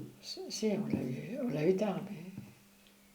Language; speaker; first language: French; native; French